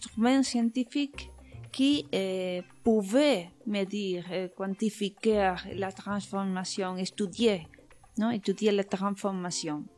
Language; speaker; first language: French; non-native, learner; Spanish